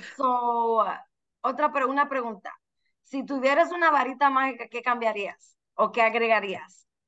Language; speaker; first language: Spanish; early bilingual, heritage; Spanish